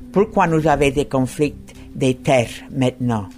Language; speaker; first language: French; non-native, learner; English